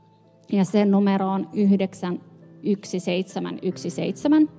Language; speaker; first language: Finnish; native; Finnish